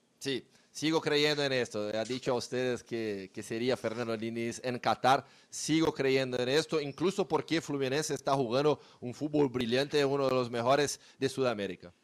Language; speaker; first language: Spanish; non-native, fluent; Portuguese